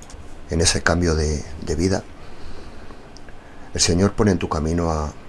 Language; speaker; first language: Spanish; native; Spanish